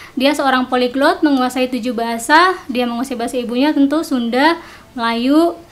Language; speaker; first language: Indonesian; non-native, local second language; Sundanese